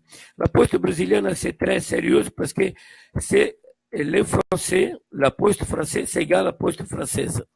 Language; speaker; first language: French; non-native, fluent; Portuguese